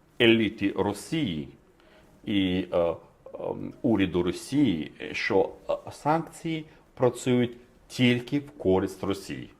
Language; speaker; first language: Ukrainian; non-native, fluent; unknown